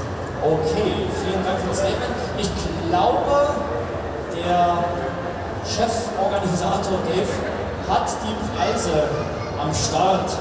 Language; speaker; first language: German; native; German